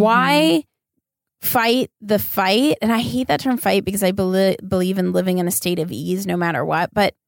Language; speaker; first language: English; native; English